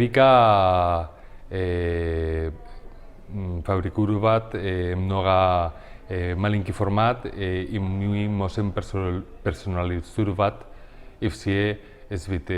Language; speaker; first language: Russian; non-native, learner; Spanish